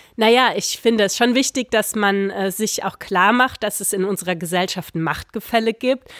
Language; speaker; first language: German; native; German